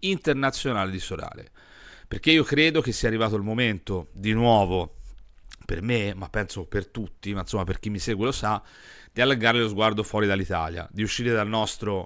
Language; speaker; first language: Italian; native; Italian